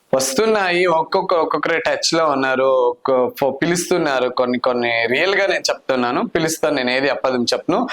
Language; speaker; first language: Telugu; native; Telugu